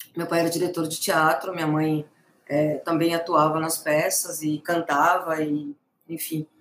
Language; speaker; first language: Portuguese; early bilingual, other home language; Spanish